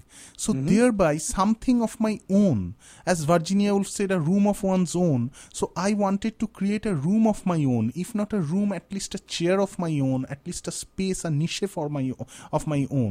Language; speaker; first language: English; non-native, local second language; Bangla